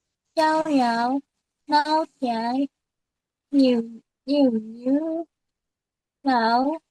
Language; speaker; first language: Chinese; non-native, learner; Indonesian